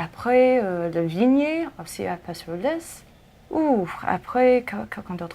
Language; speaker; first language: French; non-native, fluent; English